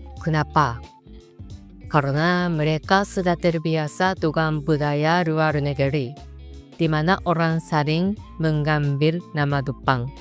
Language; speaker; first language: Indonesian; non-native, fluent; Japanese